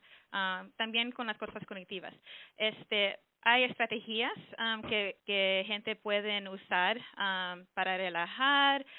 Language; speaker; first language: Spanish; early bilingual, heritage; Spanish